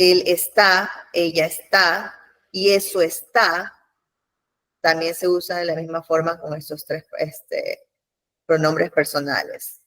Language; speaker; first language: Spanish; non-native, fluent; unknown